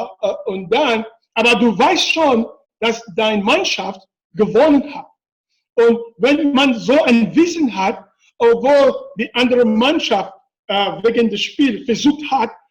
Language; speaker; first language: German; non-native, fluent; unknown